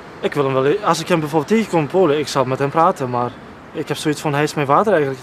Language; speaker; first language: Dutch; early bilingual, other home language; Polish